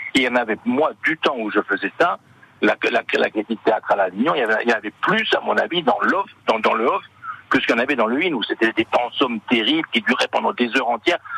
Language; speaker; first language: French; native; French